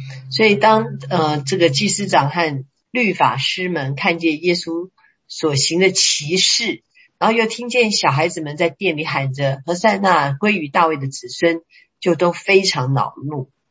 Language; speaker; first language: Chinese; native; Chinese